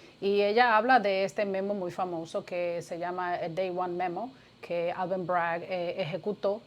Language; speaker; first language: Spanish; native; Spanish